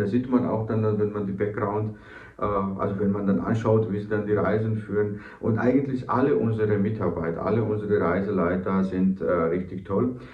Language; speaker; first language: German; non-native, fluent; Georgian